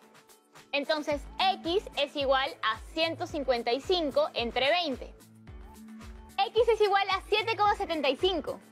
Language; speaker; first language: Spanish; native; Spanish